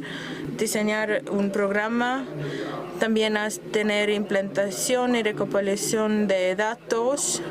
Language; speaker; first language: Spanish; non-native, fluent; German